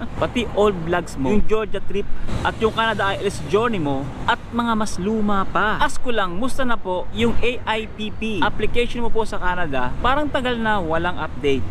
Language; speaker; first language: Filipino; native; Filipino